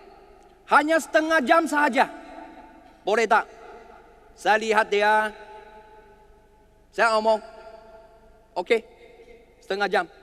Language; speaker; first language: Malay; non-native, learner; Chinese